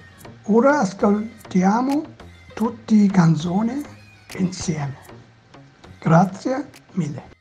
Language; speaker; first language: Italian; non-native, learner; Persian